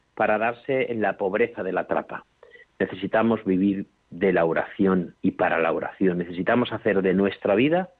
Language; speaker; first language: Spanish; native; Spanish